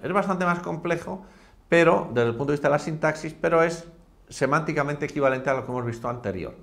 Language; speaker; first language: Spanish; native; Spanish